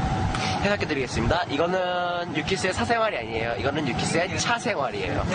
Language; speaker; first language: Korean; native; Korean